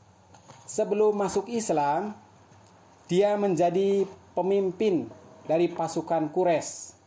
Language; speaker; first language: Indonesian; native; Indonesian